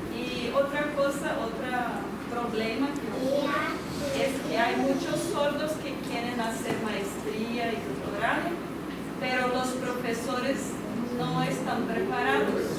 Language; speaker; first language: Spanish; non-native, fluent; Portuguese